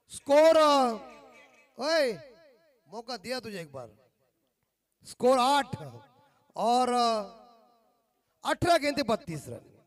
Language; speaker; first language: Hindi; non-native, local second language; Marathi